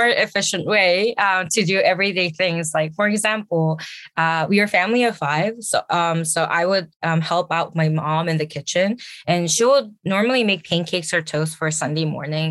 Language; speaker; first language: English; early bilingual, other home language; Korean